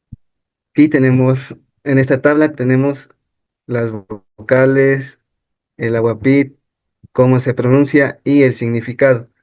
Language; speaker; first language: Spanish; non-native, local second language; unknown